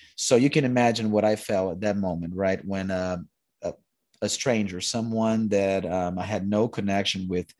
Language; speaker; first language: English; non-native, fluent; Portuguese